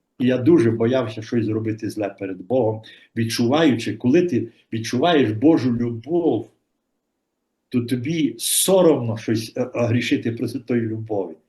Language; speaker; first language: Ukrainian; native; Ukrainian